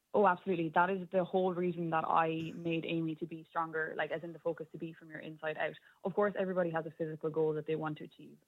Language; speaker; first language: English; native; English